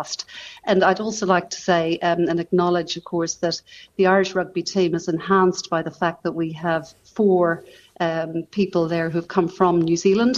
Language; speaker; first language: English; native; English